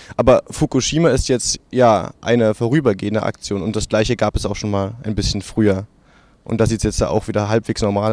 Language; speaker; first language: German; native; German